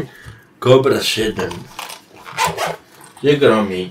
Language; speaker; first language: Polish; non-native, learner; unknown